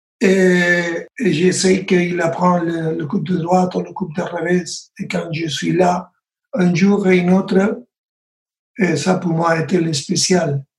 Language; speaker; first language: French; non-native, learner; Spanish